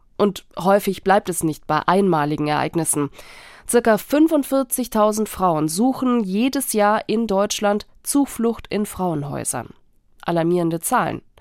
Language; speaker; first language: German; native; German